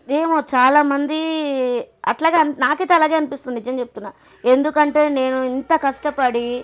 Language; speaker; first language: Telugu; native; Telugu